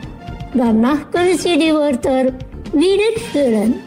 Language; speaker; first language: German; non-native, fluent; Indonesian